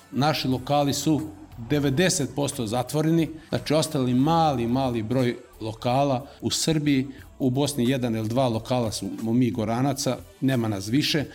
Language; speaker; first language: Serbian; non-native, local second language; Macedonian